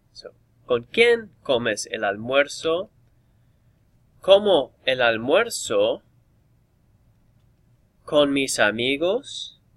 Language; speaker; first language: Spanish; non-native, fluent; English